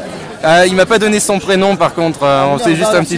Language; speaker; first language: French; native; French